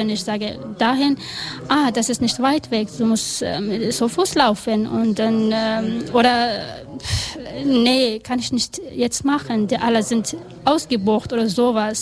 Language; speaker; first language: German; non-native, learner; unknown